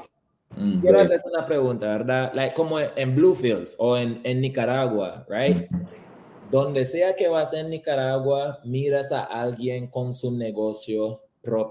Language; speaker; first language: Spanish; early bilingual, heritage; Spanish